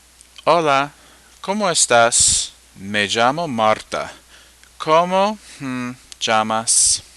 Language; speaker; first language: Spanish; non-native, fluent; English